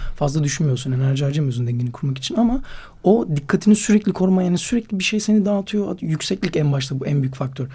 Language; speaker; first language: Turkish; native; Turkish